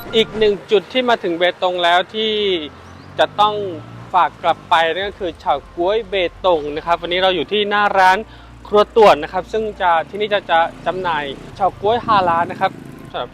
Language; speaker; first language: Thai; native; Thai